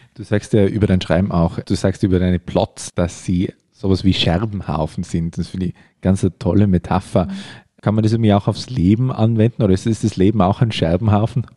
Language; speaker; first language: German; native; German